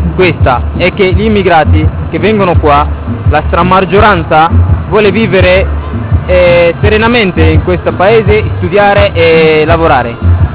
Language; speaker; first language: Italian; non-native, fluent; Arabic